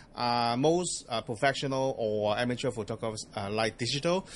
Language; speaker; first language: English; non-native, local second language; Cantonese